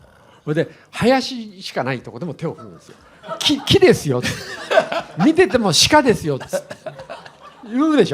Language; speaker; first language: Japanese; native; Japanese